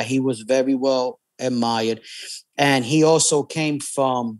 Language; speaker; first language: English; native; English